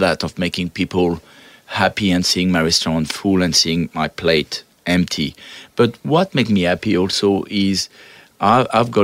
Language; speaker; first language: English; non-native, fluent; French